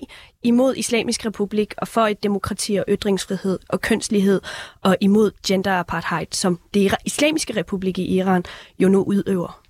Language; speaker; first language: Danish; early bilingual, other home language; Persian